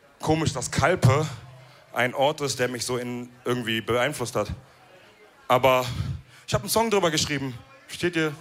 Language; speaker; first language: German; early bilingual, other home language; Wolof